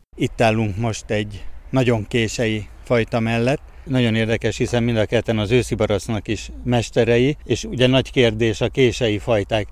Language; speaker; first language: Hungarian; native; Hungarian